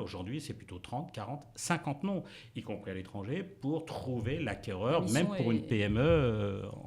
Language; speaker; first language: French; native; French